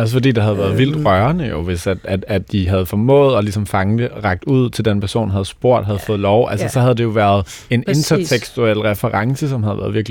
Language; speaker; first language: Danish; native; Danish